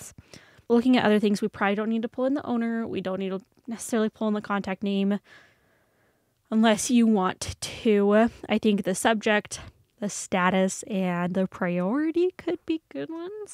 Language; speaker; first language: English; native; English